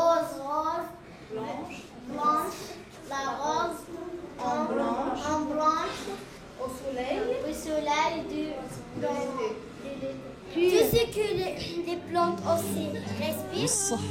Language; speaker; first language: French; non-native, learner; Arabic